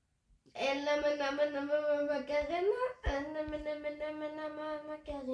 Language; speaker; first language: French; native; French